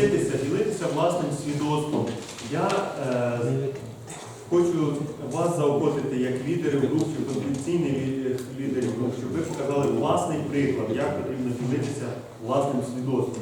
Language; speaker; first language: Ukrainian; native; Ukrainian